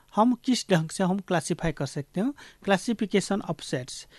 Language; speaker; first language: Hindi; native; Hindi